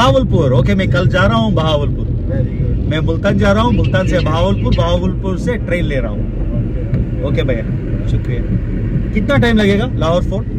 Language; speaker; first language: Hindi; non-native, local second language; Telugu